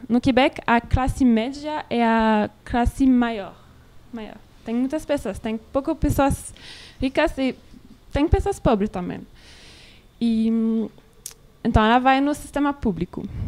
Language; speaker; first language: Portuguese; non-native, learner; French